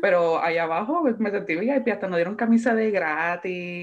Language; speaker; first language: Spanish; early bilingual, heritage; Spanish